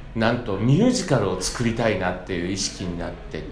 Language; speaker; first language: Japanese; native; Japanese